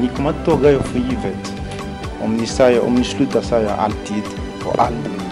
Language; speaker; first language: Swedish; non-native, fluent; Lingala